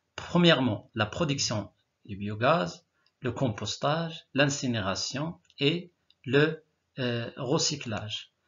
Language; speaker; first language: French; non-native, local second language; Arabic